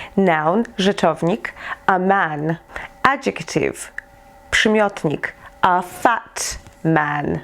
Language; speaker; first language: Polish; native; Polish